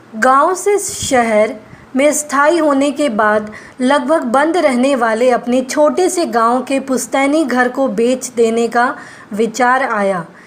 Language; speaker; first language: Hindi; non-native, local second language; Gujarati